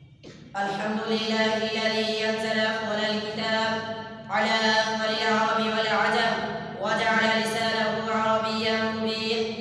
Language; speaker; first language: Arabic; non-native, fluent; Urdu